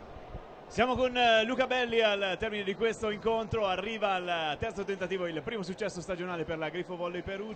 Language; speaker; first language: Italian; native; Italian